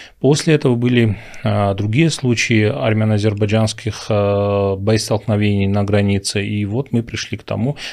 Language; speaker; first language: Russian; non-native, local second language; Armenian